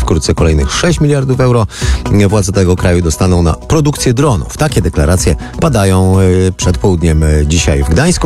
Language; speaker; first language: Polish; native; Polish